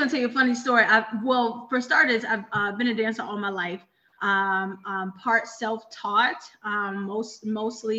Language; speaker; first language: English; native; English